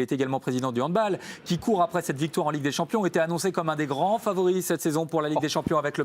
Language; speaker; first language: French; native; French